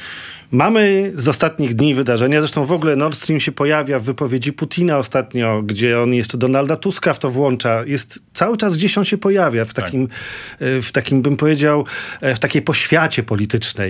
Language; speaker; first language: Polish; native; Polish